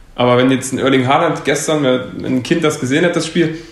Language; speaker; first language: German; native; German